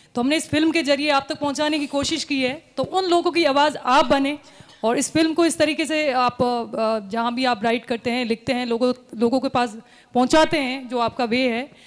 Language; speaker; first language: Hindi; native; Hindi